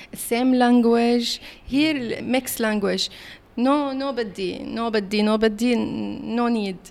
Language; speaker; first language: English; non-native, learner; Arabic